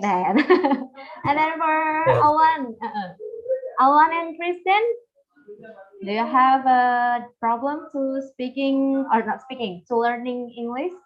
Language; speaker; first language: English; non-native, fluent; Indonesian